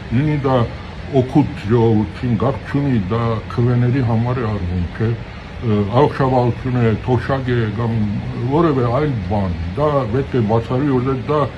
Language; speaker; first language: Armenian; early bilingual, heritage; Armenian